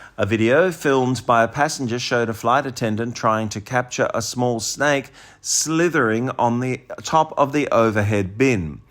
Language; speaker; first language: English; native; English